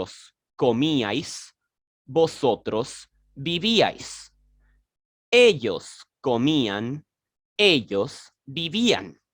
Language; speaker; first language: Spanish; non-native, learner; French